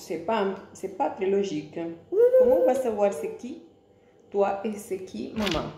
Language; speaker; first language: French; non-native, fluent; Spanish